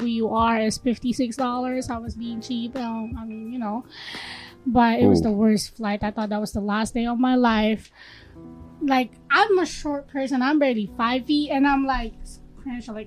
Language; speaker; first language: English; non-native, local second language; Filipino